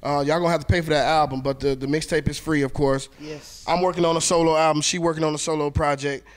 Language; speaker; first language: English; native; English